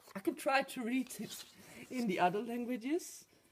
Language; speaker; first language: English; non-native, fluent; Dutch